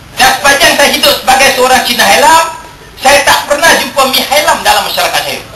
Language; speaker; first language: Malay; non-native, local second language; Chinese